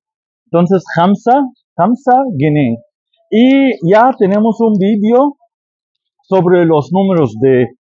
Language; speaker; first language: Spanish; non-native, fluent; Arabic